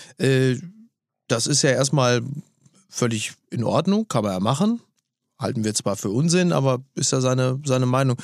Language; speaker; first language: German; native; German